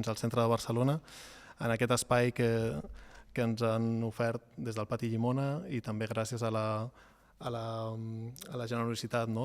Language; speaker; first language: Catalan; native; Catalan